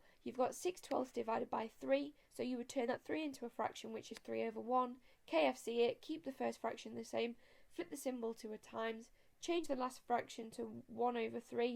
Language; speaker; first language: English; native; English